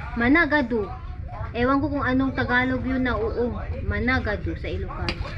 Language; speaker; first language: Filipino; non-native, local second language; Iloko